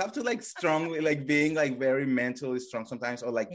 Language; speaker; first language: English; non-native, fluent; Spanish